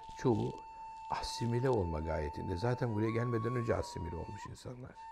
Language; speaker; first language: Turkish; native; Turkish